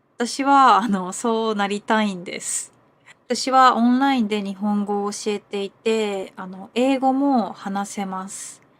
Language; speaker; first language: Japanese; native; Japanese